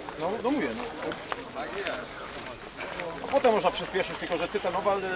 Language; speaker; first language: Polish; native; Polish